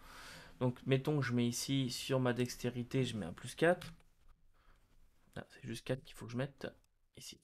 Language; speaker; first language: French; native; French